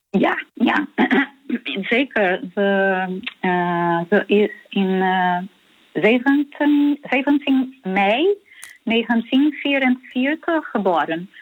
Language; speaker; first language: Dutch; non-native, learner; Portuguese